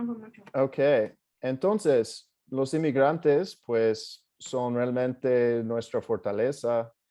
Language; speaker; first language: Spanish; non-native, fluent; English